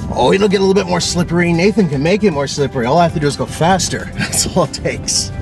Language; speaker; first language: English; native; English